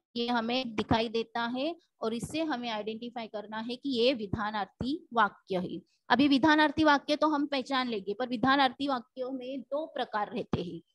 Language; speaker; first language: Hindi; non-native, local second language; Marathi